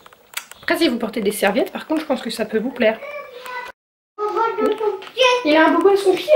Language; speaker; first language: French; native; French